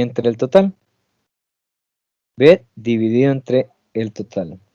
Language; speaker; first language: Spanish; native; Spanish